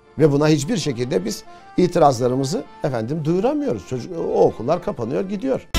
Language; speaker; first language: Turkish; native; Turkish